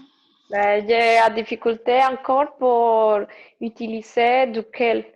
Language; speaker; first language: French; non-native, learner; Spanish